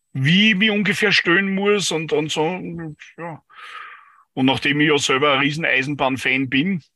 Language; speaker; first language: German; native; German